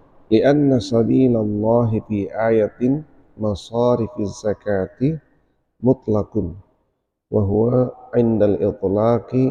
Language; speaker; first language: Arabic; non-native, fluent; Indonesian